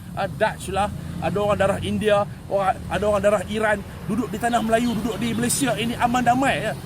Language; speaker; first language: Malay; native; Malay